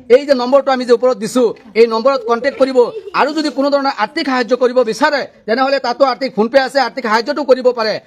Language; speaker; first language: Assamese; non-native, local second language; Bangla